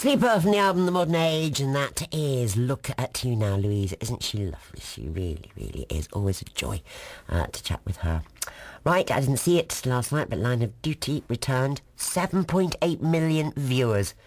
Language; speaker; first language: English; native; English